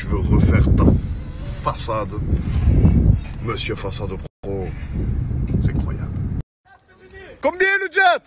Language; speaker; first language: French; native; French